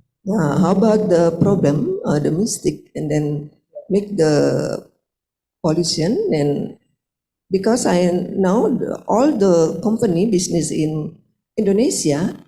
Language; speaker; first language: English; non-native, learner; Indonesian